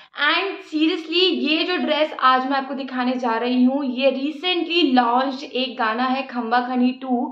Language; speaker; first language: Hindi; native; Hindi